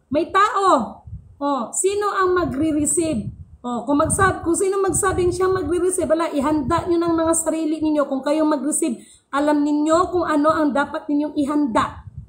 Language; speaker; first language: Filipino; non-native, local second language; Cebuano